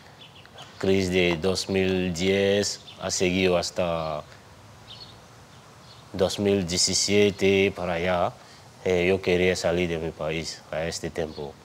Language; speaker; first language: Spanish; non-native, learner; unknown